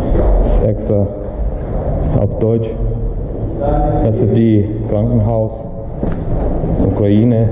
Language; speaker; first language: German; non-native, learner; Ukrainian